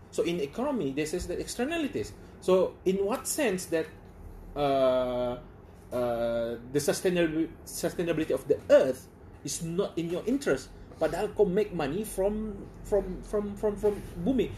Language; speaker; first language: English; non-native, local second language; Malay